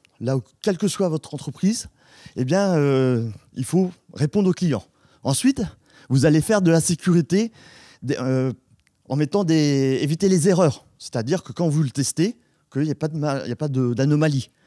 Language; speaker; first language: French; native; French